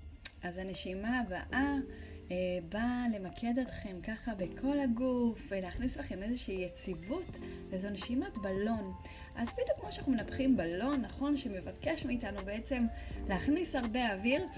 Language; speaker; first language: Hebrew; native; Hebrew